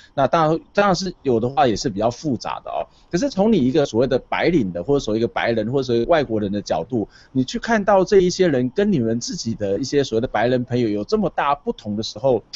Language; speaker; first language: Chinese; native; Chinese